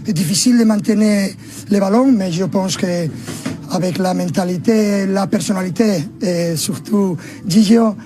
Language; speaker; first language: French; non-native, learner; Spanish